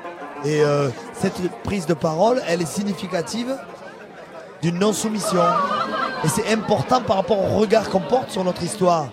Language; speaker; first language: French; native; French